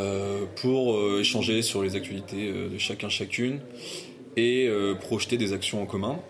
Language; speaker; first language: French; native; French